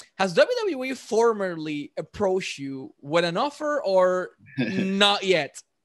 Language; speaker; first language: English; non-native, local second language; Spanish